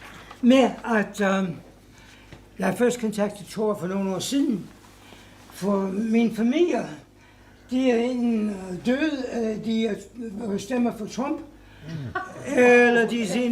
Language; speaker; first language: Danish; non-native, fluent; English